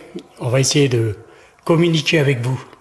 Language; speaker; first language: French; native; French